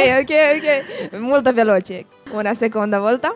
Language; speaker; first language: Italian; non-native, learner; Romanian